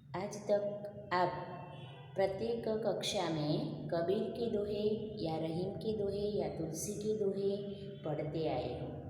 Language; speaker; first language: Hindi; non-native, local second language; Gujarati